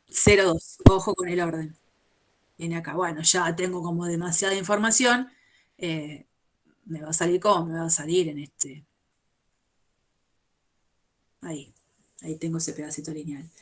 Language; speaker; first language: Spanish; native; Spanish